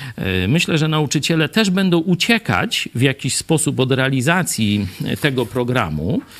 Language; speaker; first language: Polish; native; Polish